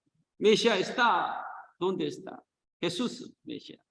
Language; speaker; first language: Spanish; non-native, learner; Korean